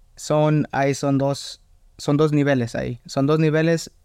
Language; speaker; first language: Spanish; early bilingual, heritage; Spanish